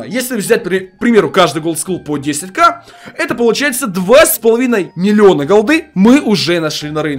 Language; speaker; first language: Russian; native; Russian